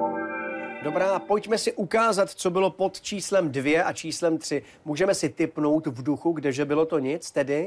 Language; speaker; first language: Czech; native; Czech